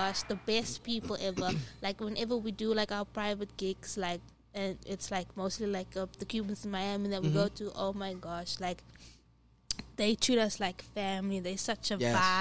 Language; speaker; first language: English; non-native, local second language; Dutch